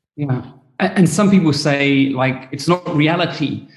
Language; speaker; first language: English; native; English